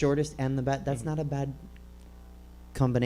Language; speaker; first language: English; native; English